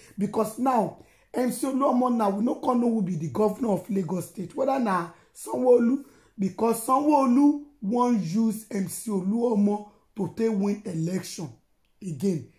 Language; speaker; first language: Nigerian Pidgin; non-native, local second language; Yoruba